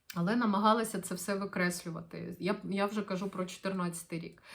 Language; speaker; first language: Ukrainian; non-native, local second language; Russian